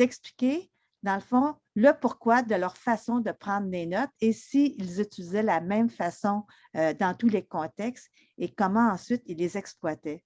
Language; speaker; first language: French; native; French